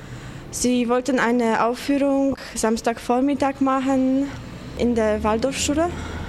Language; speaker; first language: German; non-native, fluent; Polish